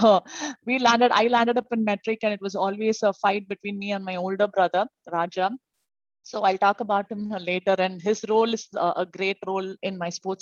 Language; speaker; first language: English; non-native, local second language; Tamil